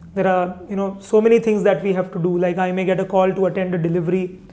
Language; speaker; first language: English; non-native, local second language; Hindi